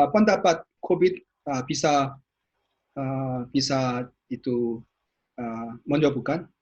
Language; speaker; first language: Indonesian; non-native, learner; Korean